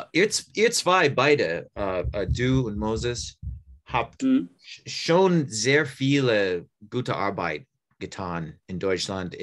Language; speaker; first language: German; non-native, learner; English